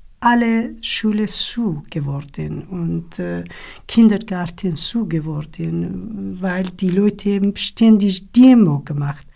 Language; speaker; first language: German; non-native, learner; Kurdish